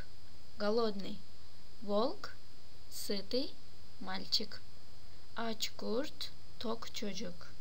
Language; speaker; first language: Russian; non-native, fluent; Turkish